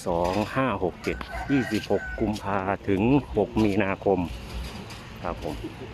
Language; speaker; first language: Thai; native; Thai